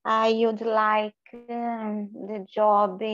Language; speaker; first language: English; non-native, learner; Portuguese